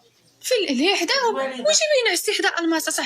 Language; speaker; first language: Arabic; native; Arabic